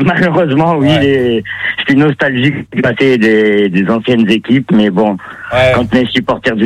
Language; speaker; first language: French; native; French